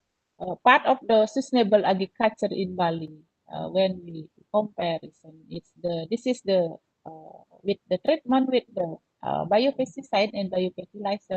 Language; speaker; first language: English; non-native, learner; Indonesian